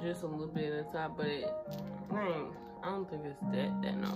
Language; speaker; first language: English; native; English